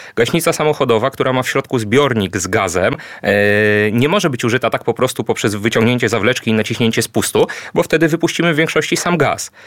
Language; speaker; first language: Polish; native; Polish